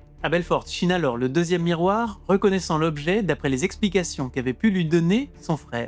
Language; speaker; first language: French; native; French